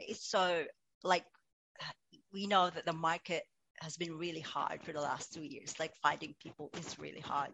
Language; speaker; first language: English; non-native, local second language; Cebuano